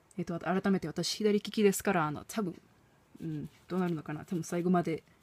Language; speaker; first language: Japanese; non-native, fluent; English